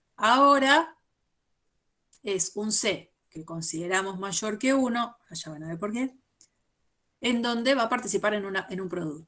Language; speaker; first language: Spanish; native; Spanish